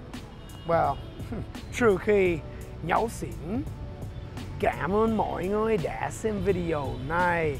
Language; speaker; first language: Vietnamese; early bilingual, heritage; English